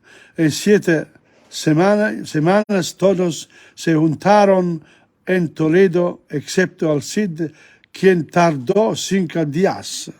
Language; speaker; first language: Spanish; non-native, learner; English